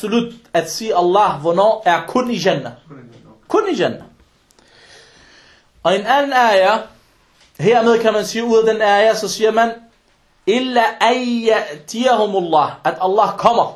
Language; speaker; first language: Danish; early bilingual, other home language; Arabic